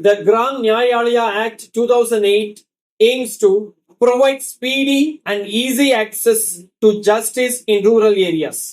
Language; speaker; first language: English; non-native, local second language; Tamil